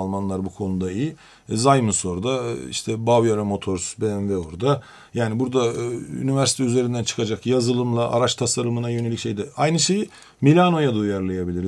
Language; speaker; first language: Turkish; native; Turkish